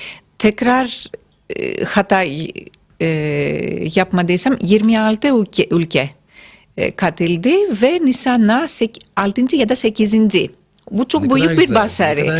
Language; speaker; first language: Turkish; non-native, fluent; Greek